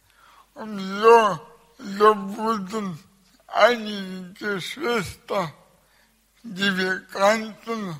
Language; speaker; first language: German; early bilingual, other home language; Russian